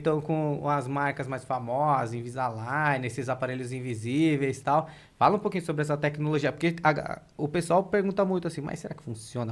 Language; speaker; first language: Portuguese; native; Portuguese